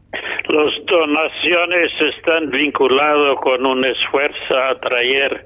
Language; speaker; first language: Spanish; non-native, fluent; English